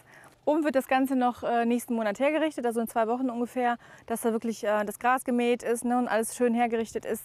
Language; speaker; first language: German; native; German